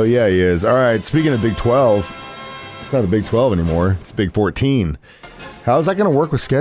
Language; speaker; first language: English; native; English